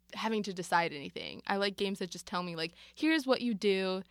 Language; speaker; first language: English; native; English